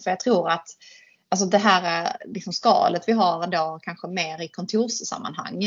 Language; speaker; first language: Swedish; native; Swedish